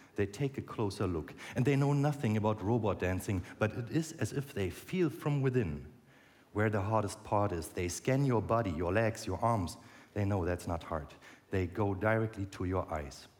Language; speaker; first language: English; non-native, fluent; German